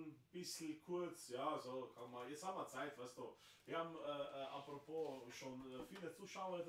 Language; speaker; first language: German; non-native, fluent; Slovenian